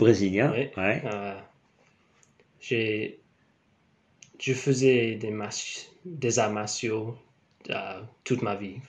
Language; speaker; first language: French; non-native, learner; English